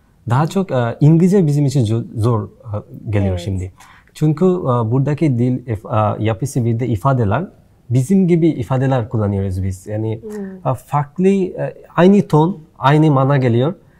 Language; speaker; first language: Turkish; non-native, fluent; Bangla